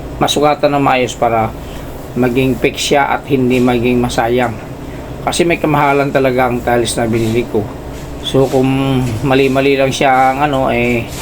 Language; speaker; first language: Filipino; non-native, local second language; Cebuano